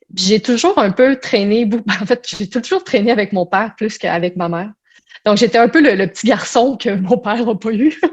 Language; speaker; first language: French; early bilingual, other home language; Portuguese